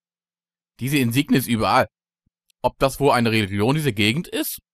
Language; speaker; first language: German; native; German